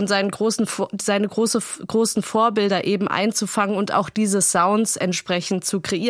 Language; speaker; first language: German; native; German